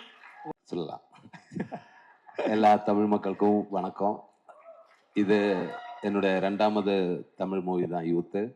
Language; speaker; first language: Tamil; non-native, fluent; Malayalam